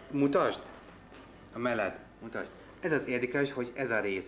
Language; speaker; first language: Hungarian; non-native, fluent; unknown